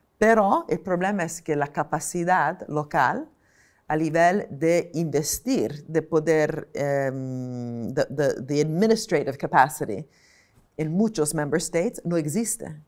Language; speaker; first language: Spanish; non-native, fluent; Italian